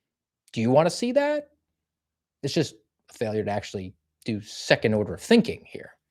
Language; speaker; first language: English; native; English